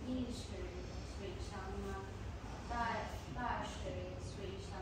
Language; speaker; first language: Chinese; non-native, learner; Filipino